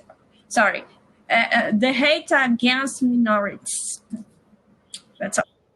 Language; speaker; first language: English; non-native, learner; Portuguese